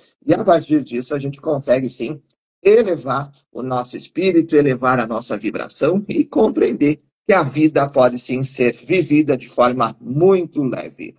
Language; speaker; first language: Portuguese; native; Portuguese